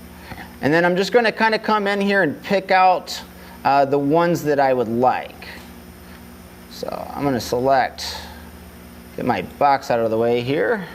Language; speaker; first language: English; native; English